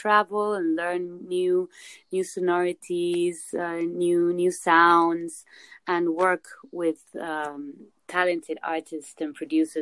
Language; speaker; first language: English; non-native, fluent; Spanish